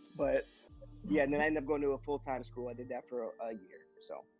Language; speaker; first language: English; native; English